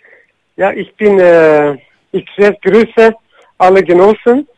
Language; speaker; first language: German; non-native, learner; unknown